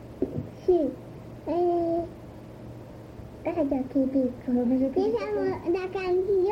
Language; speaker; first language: Spanish; early bilingual, heritage; Spanish